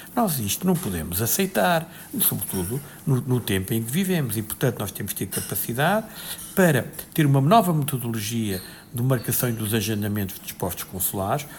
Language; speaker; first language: Portuguese; native; Portuguese